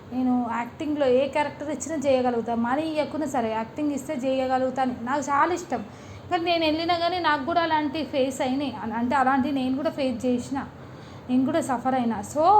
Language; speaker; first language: Telugu; native; Telugu